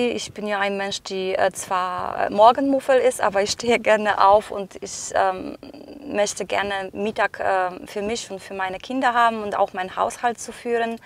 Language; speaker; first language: German; non-native, fluent; Polish